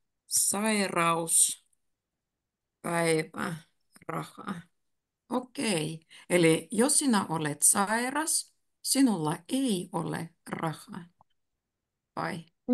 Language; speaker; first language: Finnish; native; Finnish